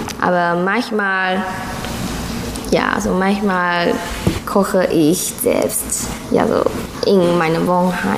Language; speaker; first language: German; non-native, learner; Chinese